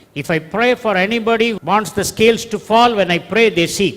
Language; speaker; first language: English; non-native, local second language; Tamil